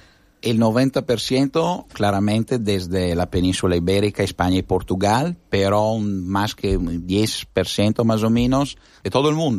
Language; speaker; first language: Spanish; non-native, fluent; Italian